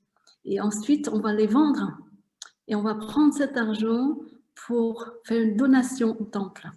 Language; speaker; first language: French; non-native, fluent; Vietnamese